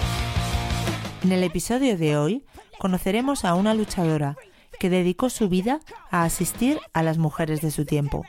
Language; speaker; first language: Spanish; native; Spanish